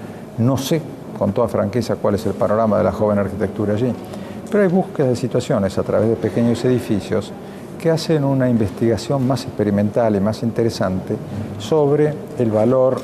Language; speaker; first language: Spanish; native; Spanish